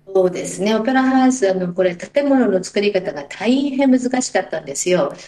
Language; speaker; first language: Japanese; native; Japanese